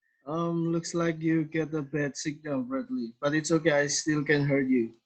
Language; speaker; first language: English; non-native, learner; Indonesian